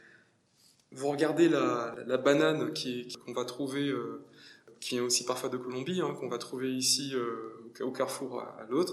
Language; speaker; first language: French; native; French